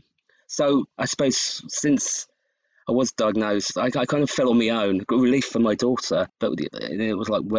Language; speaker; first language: English; native; English